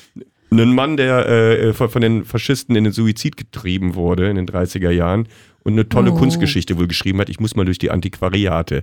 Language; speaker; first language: German; native; German